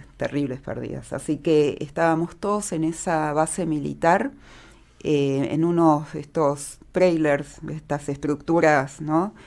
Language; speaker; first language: Spanish; early bilingual, other home language; Hebrew